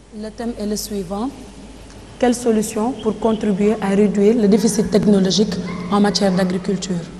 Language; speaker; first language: French; non-native, local second language; Wolof